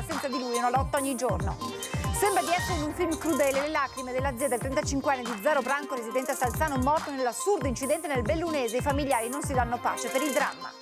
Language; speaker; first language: Italian; native; Italian